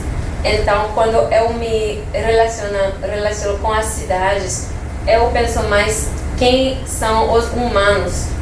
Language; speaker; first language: Portuguese; non-native, fluent; French